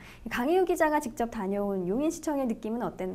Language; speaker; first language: Korean; native; Korean